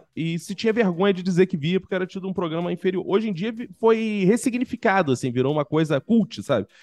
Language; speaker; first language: Portuguese; native; Portuguese